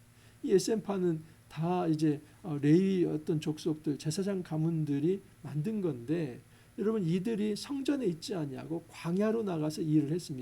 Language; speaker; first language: Korean; native; Korean